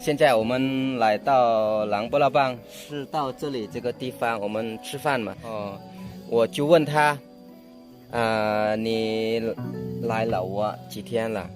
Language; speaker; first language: Chinese; non-native, fluent; Lao